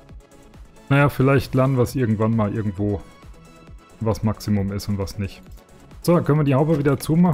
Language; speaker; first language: German; native; German